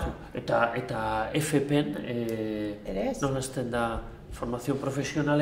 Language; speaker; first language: Basque; non-native, local second language; Spanish